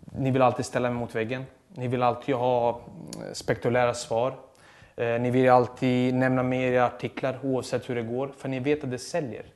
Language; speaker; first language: Swedish; early bilingual, other home language; Serbian